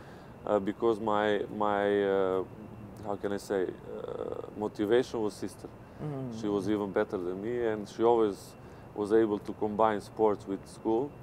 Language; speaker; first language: English; non-native, fluent; Serbian